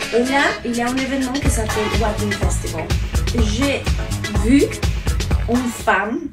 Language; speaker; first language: French; non-native, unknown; Spanish